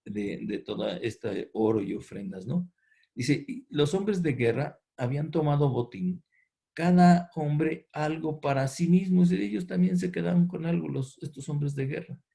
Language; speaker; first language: Spanish; native; Spanish